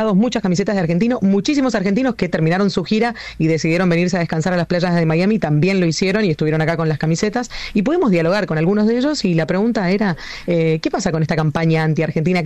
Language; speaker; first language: Spanish; native; Spanish